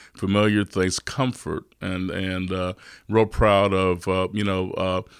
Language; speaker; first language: English; native; English